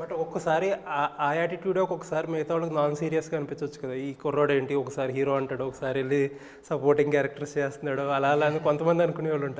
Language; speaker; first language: Telugu; native; Telugu